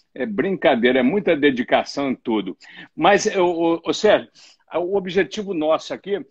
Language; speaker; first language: Portuguese; native; Portuguese